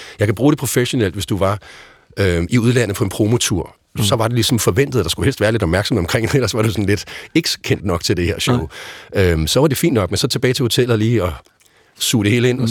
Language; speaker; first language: Danish; native; Danish